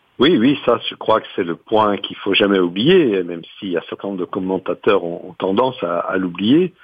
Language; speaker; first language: French; native; French